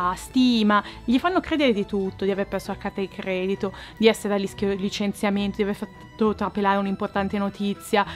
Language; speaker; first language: Italian; native; Italian